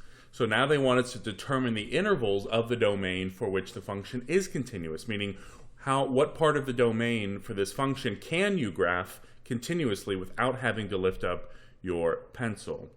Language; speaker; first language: English; native; English